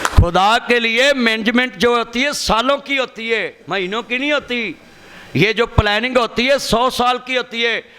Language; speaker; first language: Urdu; non-native, local second language; Punjabi